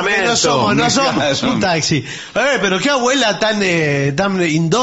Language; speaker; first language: Spanish; native; Spanish